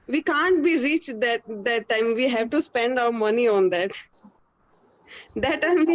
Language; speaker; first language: English; non-native, learner; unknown